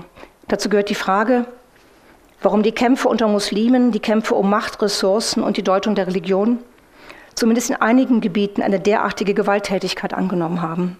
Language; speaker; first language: German; native; German